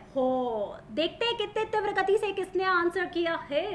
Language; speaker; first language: Hindi; native; Hindi